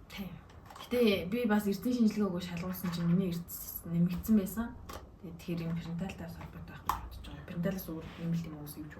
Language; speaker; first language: Mongolian; native; Mongolian